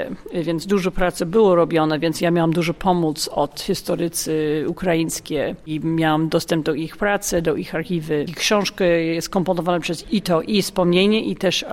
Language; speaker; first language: Polish; non-native, fluent; English